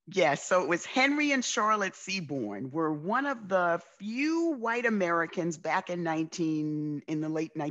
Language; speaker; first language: English; native; English